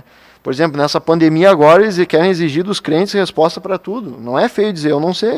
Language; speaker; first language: Portuguese; native; Portuguese